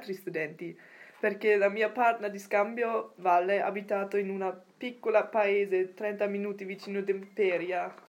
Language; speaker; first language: Italian; non-native, learner; German